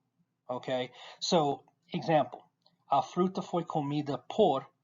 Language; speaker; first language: Portuguese; non-native, fluent; English